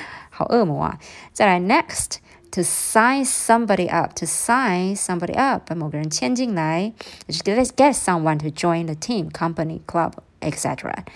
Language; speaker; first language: English; non-native, fluent; Chinese